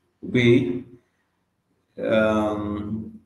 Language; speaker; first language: French; non-native, learner; Swahili